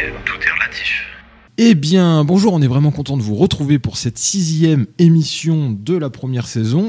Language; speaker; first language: French; native; French